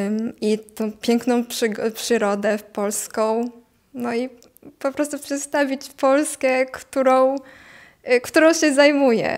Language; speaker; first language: Polish; non-native, fluent; Japanese